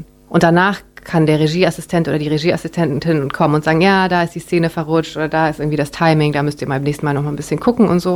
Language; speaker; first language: German; native; German